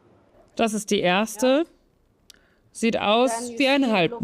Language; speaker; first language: German; non-native, fluent; Chinese